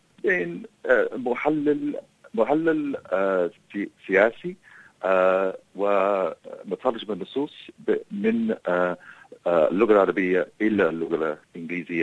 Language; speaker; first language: Arabic; non-native, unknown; English